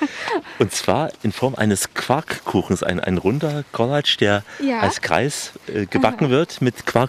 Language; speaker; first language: German; native; German